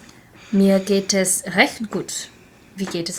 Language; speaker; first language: German; non-native, learner; English